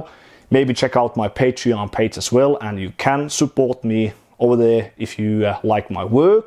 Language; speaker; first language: English; non-native, fluent; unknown